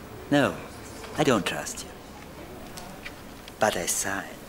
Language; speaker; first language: English; non-native, learner; Russian